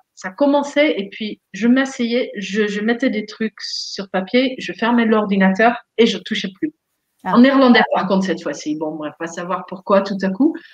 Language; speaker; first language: French; non-native, fluent; Dutch